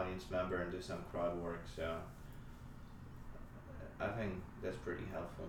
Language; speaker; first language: English; non-native, fluent; Polish